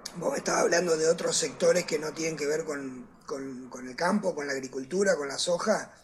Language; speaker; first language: Spanish; native; Spanish